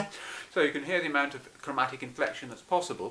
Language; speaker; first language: English; native; English